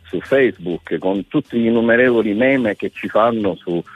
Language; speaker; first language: Italian; native; Italian